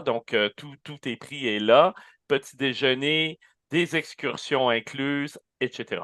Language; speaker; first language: French; native; French